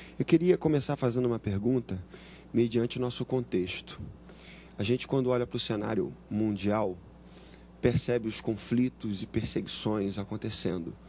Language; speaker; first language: Portuguese; native; Portuguese